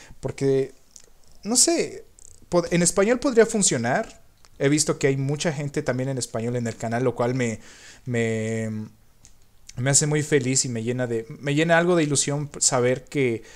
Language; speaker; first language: Spanish; native; Spanish